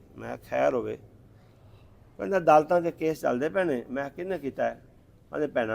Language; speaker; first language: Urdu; non-native, local second language; Punjabi